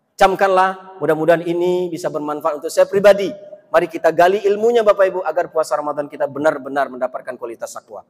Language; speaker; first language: Indonesian; non-native, local second language; Minangkabau